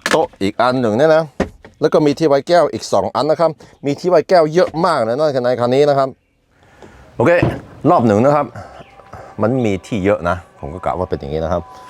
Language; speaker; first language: Thai; non-native, fluent; Norwegian